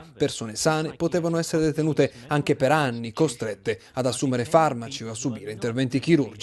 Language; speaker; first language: Italian; native; Italian